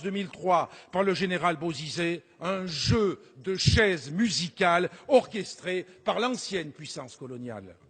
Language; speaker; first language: French; native; French